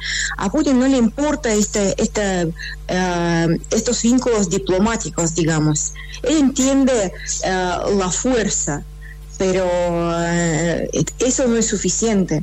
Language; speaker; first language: Spanish; non-native, fluent; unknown